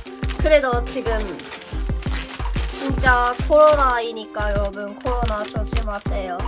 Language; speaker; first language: Korean; non-native, learner; Japanese